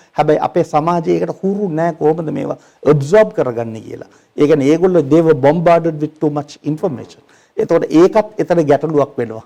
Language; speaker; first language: Sinhala; non-native, local second language; Tamil